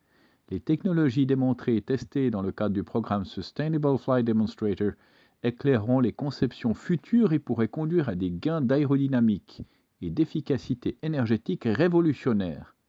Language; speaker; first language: French; native; French